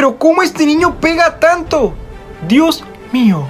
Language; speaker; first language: Spanish; native; Spanish